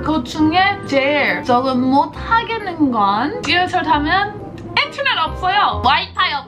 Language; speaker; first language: Korean; non-native, fluent; English